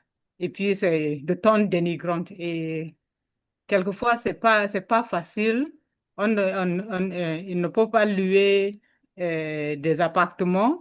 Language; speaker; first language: French; non-native, learner; English